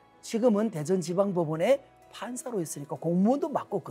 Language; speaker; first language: Korean; native; Korean